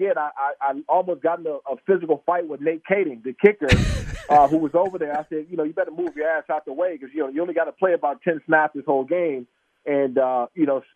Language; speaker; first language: English; native; English